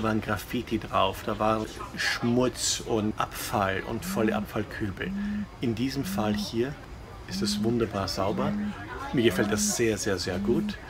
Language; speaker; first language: German; non-native, fluent; English